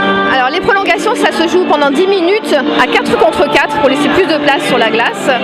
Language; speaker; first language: French; native; French